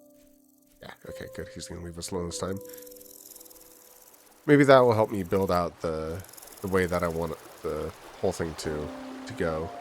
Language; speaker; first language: English; native; English